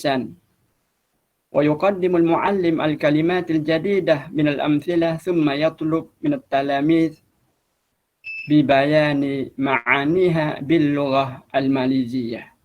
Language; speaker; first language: Arabic; non-native, fluent; Malay